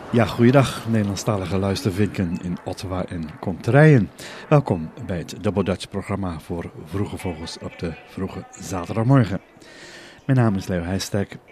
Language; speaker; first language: Dutch; native; Dutch